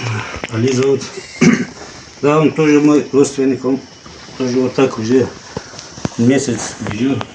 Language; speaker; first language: Russian; non-native, local second language; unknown